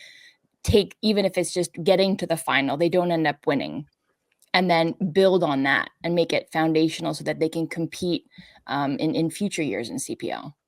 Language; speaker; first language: English; native; English